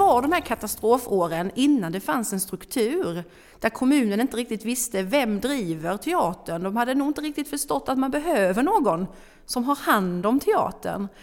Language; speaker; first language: Swedish; native; Swedish